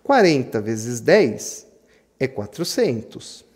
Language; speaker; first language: Portuguese; native; Portuguese